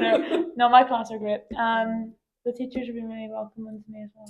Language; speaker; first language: English; native; English